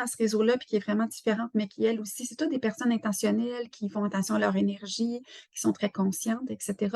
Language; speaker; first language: French; native; French